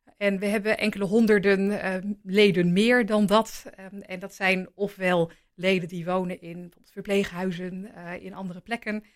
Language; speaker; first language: Dutch; native; Dutch